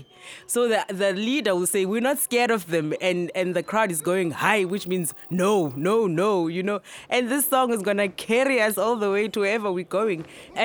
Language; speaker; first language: English; non-native, local second language; Xhosa